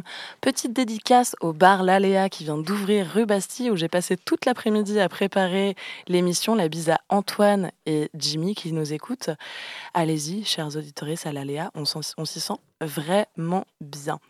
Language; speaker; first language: French; native; French